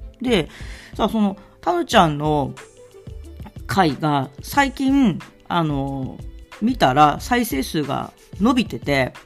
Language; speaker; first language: Japanese; native; Japanese